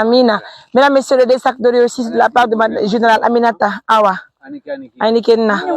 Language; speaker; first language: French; non-native, local second language; Mandingo